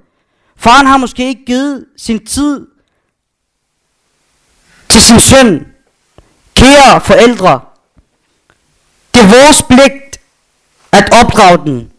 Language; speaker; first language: Danish; non-native, fluent; Arabic